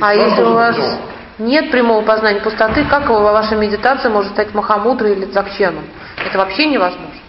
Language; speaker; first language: Russian; native; Russian